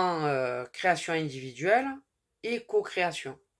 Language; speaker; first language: French; native; French